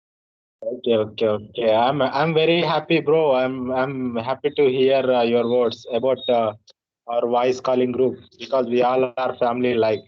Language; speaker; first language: English; non-native, learner; Telugu